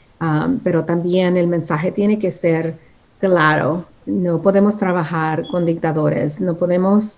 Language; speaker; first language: Spanish; early bilingual, other home language; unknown